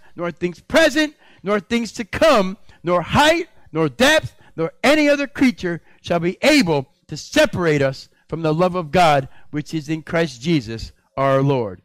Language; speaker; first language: English; native; English